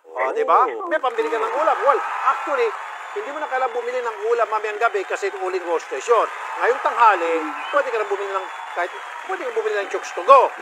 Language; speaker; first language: Filipino; native; Filipino